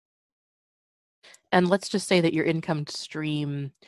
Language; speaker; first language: English; non-native, fluent; Dutch